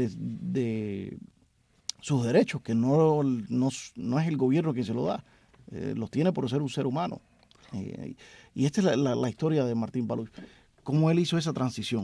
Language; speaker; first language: Spanish; native; Spanish